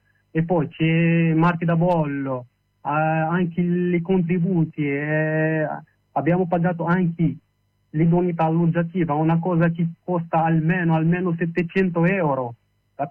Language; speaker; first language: Italian; non-native, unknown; Arabic